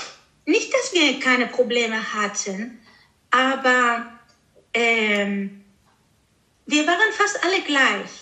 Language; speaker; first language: German; early bilingual, other home language; Greek